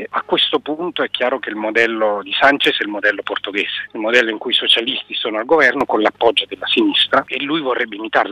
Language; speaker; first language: Italian; native; Italian